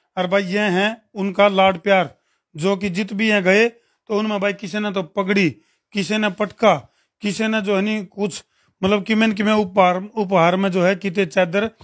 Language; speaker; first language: Hindi; native; Hindi